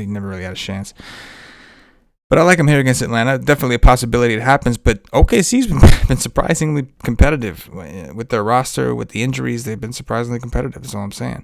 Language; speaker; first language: English; native; English